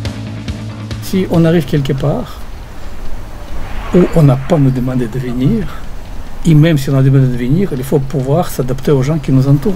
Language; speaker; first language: French; non-native, fluent; Russian